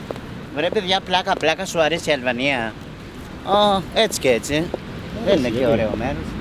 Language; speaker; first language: Greek; non-native, learner; Albanian